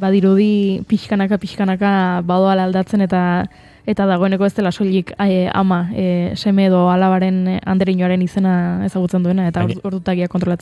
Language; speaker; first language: Basque; native; Basque